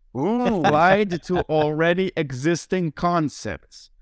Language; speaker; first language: English; non-native, fluent; Lithuanian